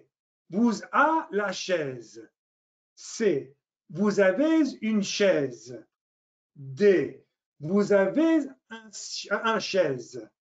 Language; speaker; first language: French; non-native, fluent; English